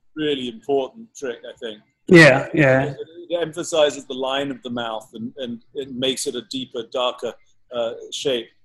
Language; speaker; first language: English; native; English